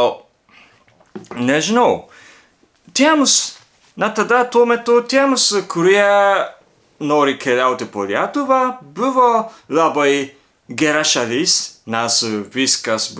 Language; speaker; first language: Lithuanian; non-native, learner; Japanese